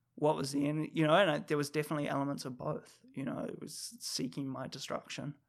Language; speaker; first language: English; native; English